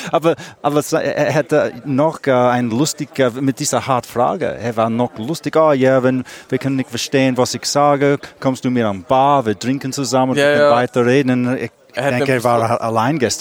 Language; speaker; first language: German; non-native, learner; English